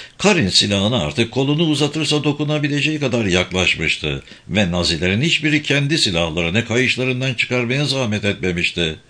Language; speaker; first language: Turkish; native; Turkish